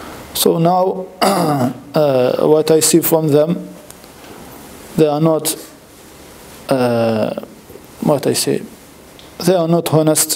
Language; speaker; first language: English; non-native, learner; French